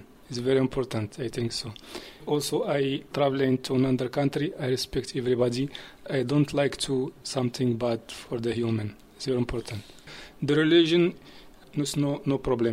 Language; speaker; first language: English; non-native, learner; Arabic